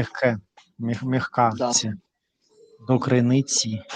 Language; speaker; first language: Ukrainian; non-native, learner; Russian